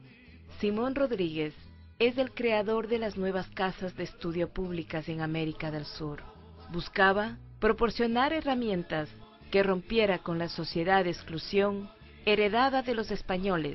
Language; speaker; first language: Spanish; native; Spanish